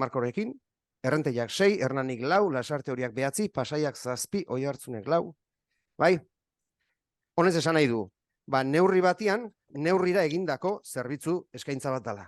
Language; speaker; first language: Basque; native; Basque